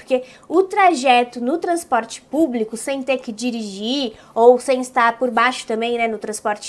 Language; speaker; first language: Portuguese; native; Portuguese